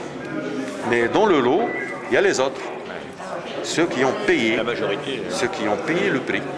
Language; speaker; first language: French; non-native, local second language; Arabic